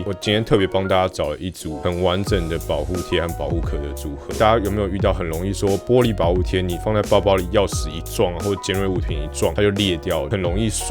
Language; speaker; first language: Chinese; native; Chinese